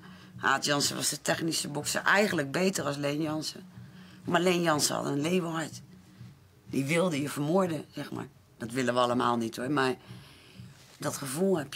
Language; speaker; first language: Dutch; native; Dutch